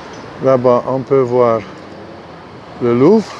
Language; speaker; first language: French; non-native, fluent; Hungarian